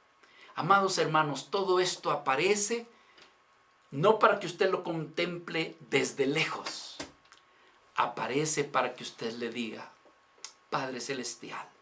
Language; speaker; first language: Spanish; native; Spanish